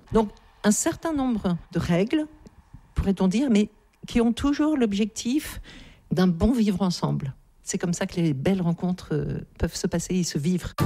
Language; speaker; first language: French; native; French